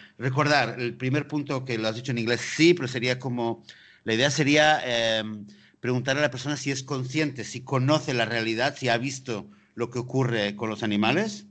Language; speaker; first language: Spanish; native; Spanish